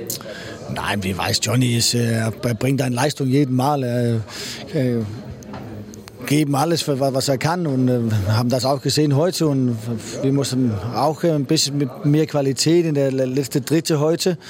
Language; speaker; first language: German; non-native, fluent; Danish